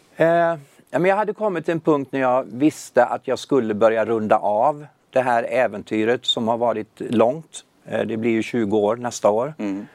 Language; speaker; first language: Swedish; native; Swedish